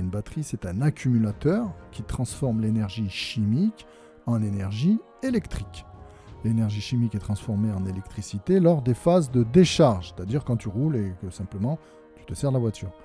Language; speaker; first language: French; native; French